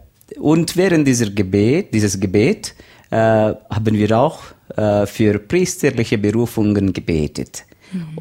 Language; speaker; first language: German; non-native, learner; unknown